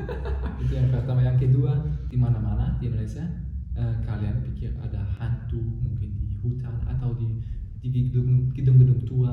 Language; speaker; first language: Indonesian; non-native, fluent; German